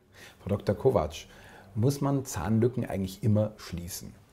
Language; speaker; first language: German; native; German